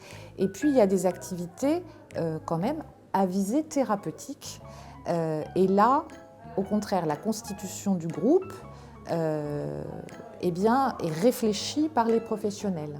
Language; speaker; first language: French; native; French